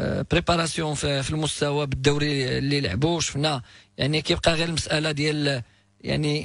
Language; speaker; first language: Arabic; native; Arabic